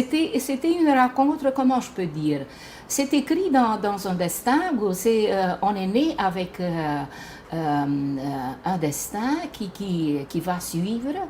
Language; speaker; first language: French; non-native, fluent; Romanian